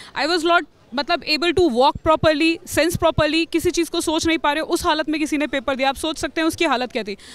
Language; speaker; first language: Hindi; native; Hindi